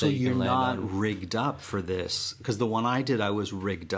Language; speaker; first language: English; native; English